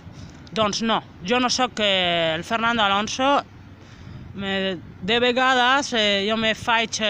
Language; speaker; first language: Catalan; non-native, local second language; Spanish